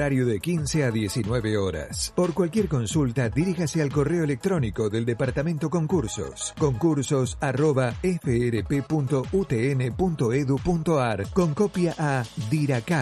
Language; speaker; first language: Spanish; native; Spanish